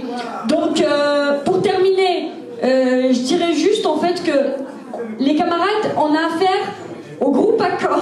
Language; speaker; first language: French; native; French